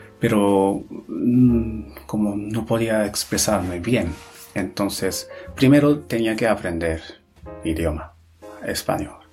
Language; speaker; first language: Spanish; non-native, fluent; Japanese